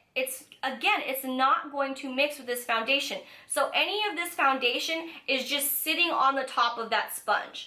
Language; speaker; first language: English; native; English